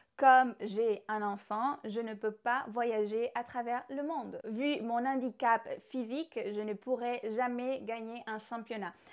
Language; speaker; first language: French; non-native, fluent; Spanish